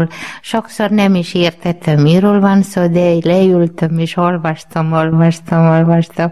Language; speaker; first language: Hungarian; non-native, learner; Malayalam